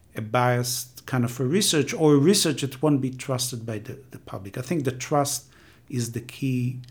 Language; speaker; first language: English; non-native, fluent; Hebrew